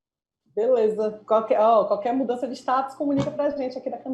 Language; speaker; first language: Portuguese; native; Portuguese